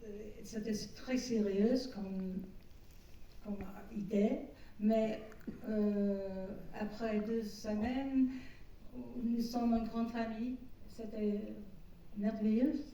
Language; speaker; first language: French; non-native, learner; English